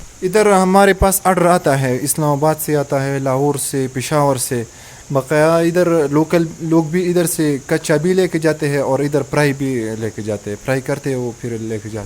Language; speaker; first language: Hindi; non-native, local second language; Pashto